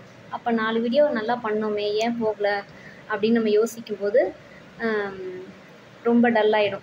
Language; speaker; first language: Tamil; native; Tamil